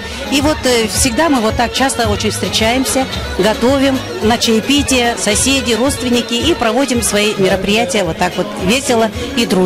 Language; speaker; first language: Russian; native; Russian